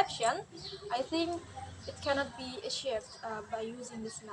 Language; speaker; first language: English; non-native, learner; Indonesian